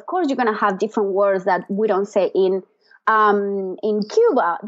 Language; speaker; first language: English; non-native, fluent; Spanish